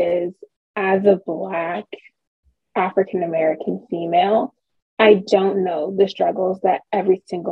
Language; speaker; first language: English; native; English